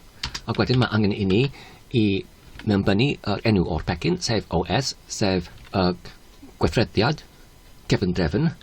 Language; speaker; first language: Welsh; non-native, learner; Polish